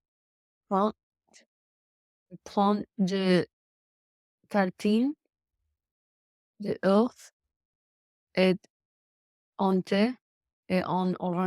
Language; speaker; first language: French; non-native, learner; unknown